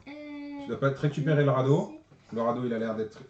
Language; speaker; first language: French; native; French